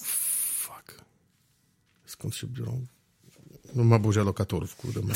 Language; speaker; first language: Polish; native; Polish